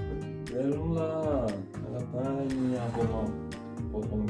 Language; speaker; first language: Indonesian; non-native, learner; Turkish